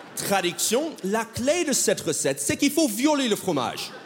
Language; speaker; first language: French; non-native, fluent; English